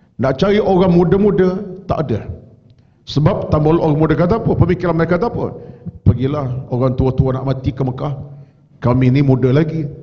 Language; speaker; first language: Malay; native; Malay